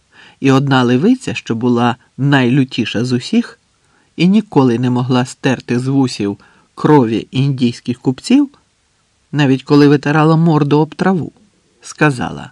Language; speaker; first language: Ukrainian; native; Ukrainian